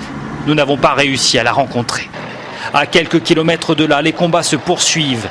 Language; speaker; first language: French; native; French